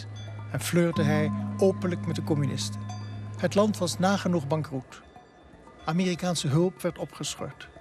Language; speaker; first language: Dutch; native; Dutch